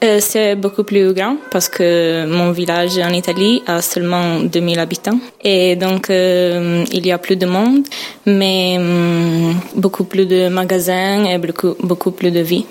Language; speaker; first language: French; non-native, learner; Italian